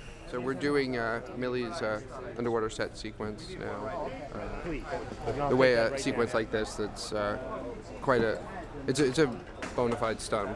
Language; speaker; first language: English; native; English